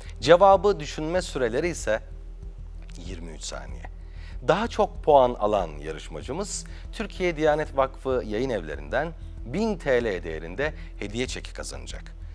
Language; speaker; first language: Turkish; native; Turkish